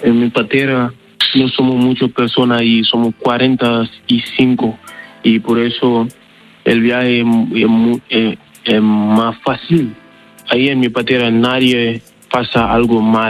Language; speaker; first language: Spanish; non-native, learner; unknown